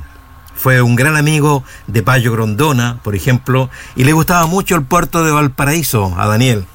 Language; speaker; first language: Spanish; native; Spanish